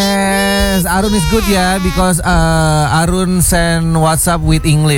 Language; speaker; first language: English; non-native, learner; Indonesian